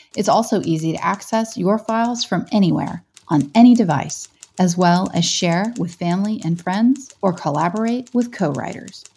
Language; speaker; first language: English; native; English